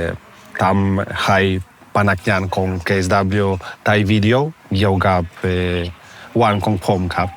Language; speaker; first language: Thai; non-native, fluent; Polish